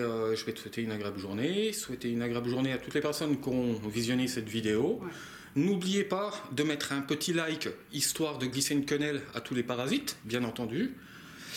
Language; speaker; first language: French; native; French